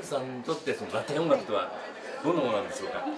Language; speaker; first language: Japanese; native; Japanese